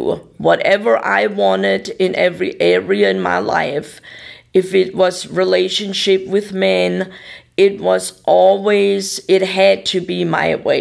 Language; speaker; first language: English; non-native, fluent; German